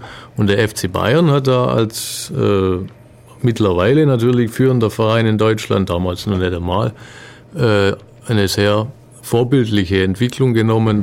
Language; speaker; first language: German; native; German